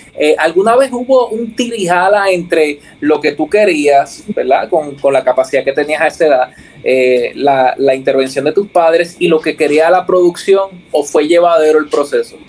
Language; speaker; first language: Spanish; native; Spanish